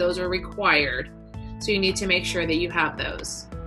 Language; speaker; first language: English; native; English